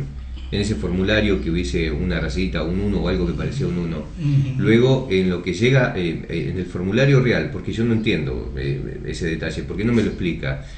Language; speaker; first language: Spanish; native; Spanish